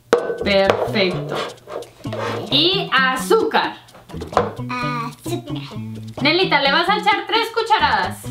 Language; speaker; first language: Spanish; native; Spanish